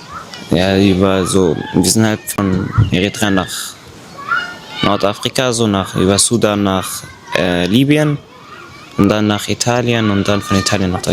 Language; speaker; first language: German; non-native, fluent; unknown